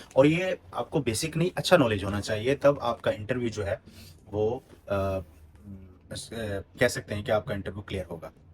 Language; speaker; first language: Urdu; non-native, local second language; Punjabi